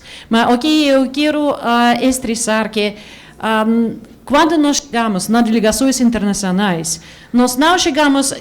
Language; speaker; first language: Portuguese; non-native, learner; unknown